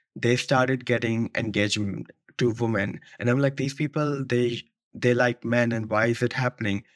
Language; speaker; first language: English; non-native, local second language; Urdu